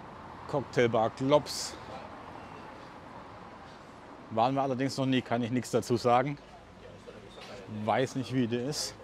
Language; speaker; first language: German; native; German